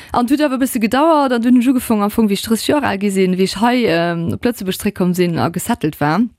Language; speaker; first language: Luxembourgish; native; Luxembourgish